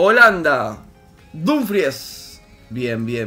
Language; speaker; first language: Spanish; native; Spanish